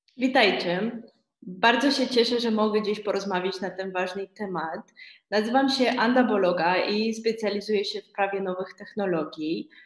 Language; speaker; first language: Polish; non-native, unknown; Romanian